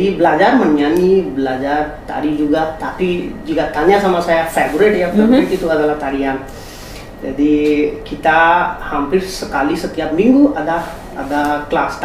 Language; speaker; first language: Indonesian; non-native, fluent; Hindi